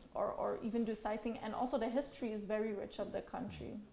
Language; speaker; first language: English; non-native, fluent; Dutch